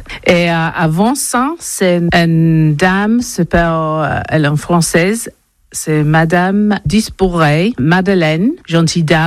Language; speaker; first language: French; non-native, learner; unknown